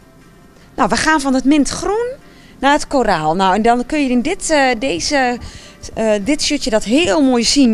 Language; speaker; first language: Dutch; native; Dutch